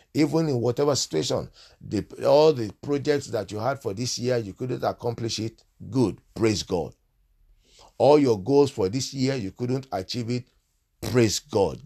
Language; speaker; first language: English; non-native, local second language; Yoruba